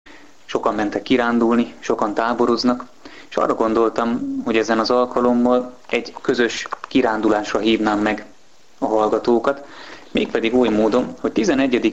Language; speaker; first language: Hungarian; native; Hungarian